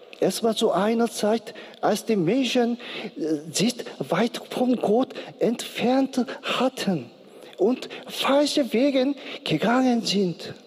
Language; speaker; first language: German; non-native, learner; Korean